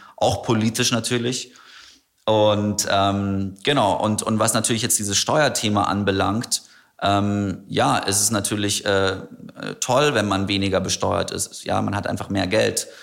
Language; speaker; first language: German; native; German